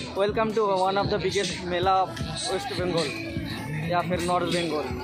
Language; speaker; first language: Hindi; non-native, local second language; Bangla